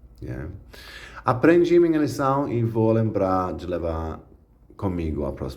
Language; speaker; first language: Portuguese; non-native, fluent; English